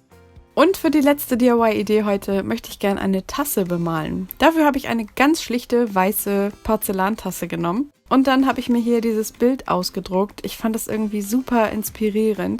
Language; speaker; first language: German; native; German